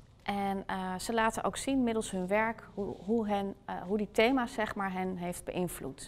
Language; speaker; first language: Dutch; native; Dutch